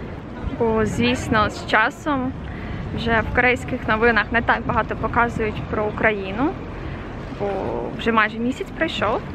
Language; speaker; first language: Ukrainian; native; Ukrainian